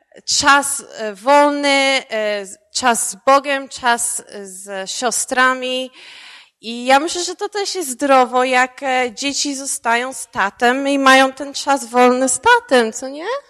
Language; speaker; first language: Polish; early bilingual, heritage; Polish